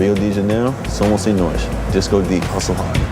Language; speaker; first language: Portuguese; non-native, learner; English